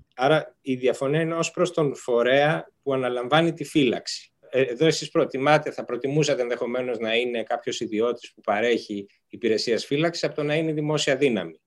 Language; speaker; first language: Greek; native; Greek